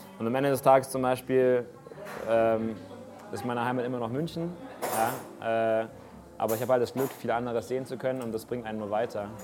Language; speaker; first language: German; native; German